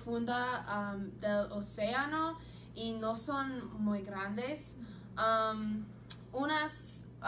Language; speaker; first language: Spanish; non-native, learner; English